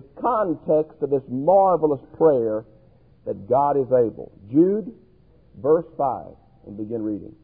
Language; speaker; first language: English; native; English